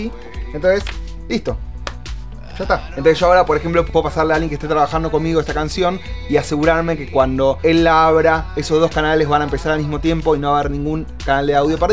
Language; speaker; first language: Spanish; native; Spanish